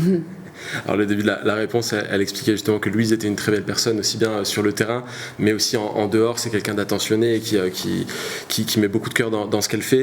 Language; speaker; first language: French; native; French